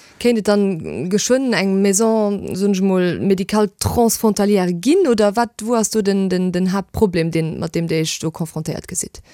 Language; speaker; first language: Luxembourgish; native; Luxembourgish